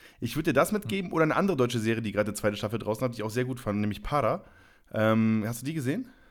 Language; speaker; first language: German; native; German